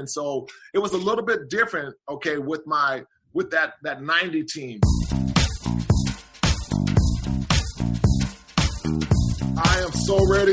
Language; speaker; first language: English; native; English